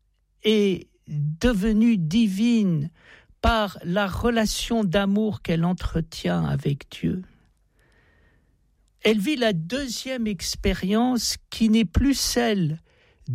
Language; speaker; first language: French; native; French